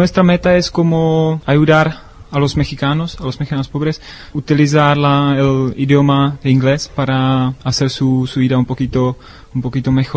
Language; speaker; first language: Spanish; non-native, learner; Czech